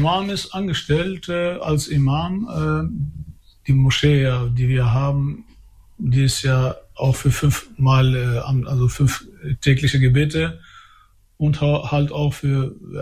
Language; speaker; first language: German; early bilingual, other home language; Albanian